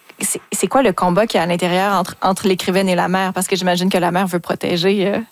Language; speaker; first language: French; native; French